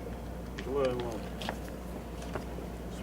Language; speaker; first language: Russian; non-native, local second language; Tajik